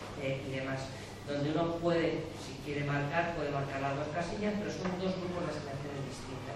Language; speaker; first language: Spanish; native; Spanish